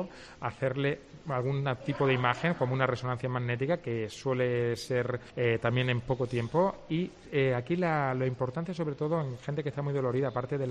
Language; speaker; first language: Spanish; native; Spanish